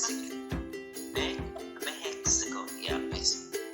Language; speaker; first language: English; non-native, learner; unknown